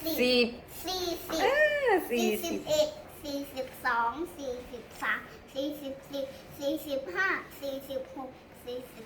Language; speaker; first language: Thai; native; Thai